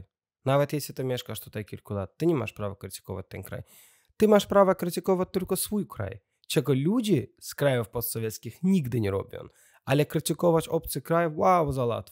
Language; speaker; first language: Polish; non-native, learner; Russian